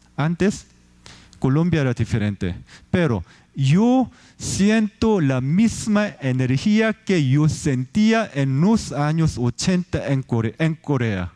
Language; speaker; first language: Spanish; non-native, fluent; Korean